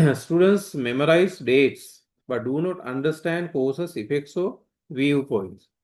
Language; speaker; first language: English; non-native, local second language; Sinhala